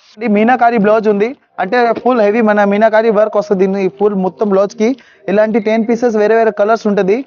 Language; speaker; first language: Telugu; non-native, local second language; Urdu